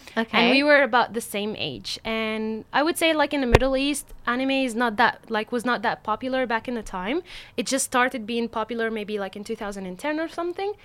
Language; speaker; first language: English; non-native, fluent; Arabic